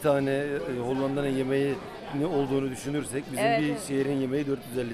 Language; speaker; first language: Turkish; native; Turkish